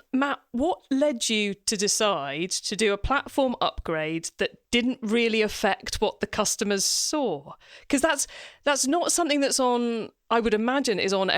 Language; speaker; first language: English; native; English